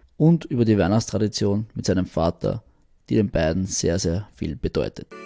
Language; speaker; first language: German; native; German